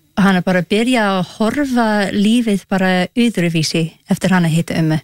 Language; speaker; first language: Icelandic; non-native, learner; Spanish